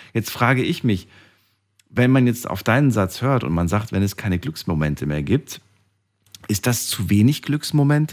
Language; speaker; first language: German; native; German